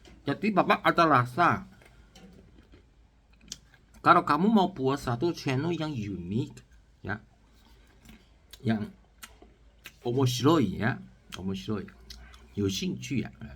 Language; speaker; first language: Indonesian; non-native, learner; Chinese